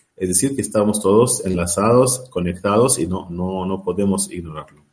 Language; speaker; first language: Spanish; non-native, fluent; Arabic